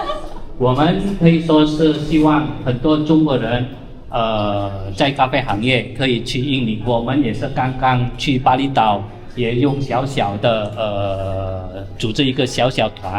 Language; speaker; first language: Chinese; non-native, learner; Indonesian